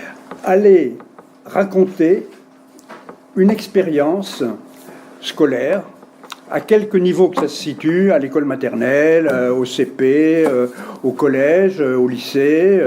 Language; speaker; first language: French; native; French